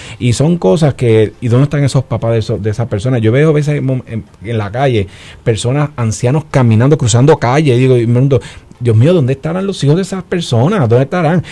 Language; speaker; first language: Spanish; native; Spanish